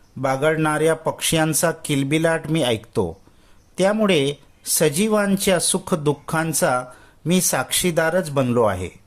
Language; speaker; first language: Marathi; non-native, local second language; Urdu